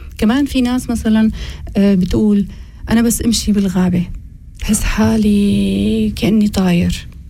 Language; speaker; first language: Arabic; native; Arabic